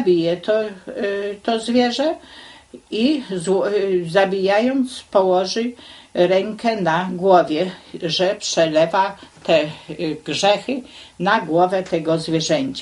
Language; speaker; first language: Polish; native; Polish